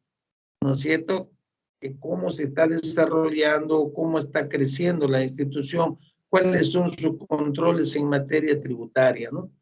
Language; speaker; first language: Spanish; native; Spanish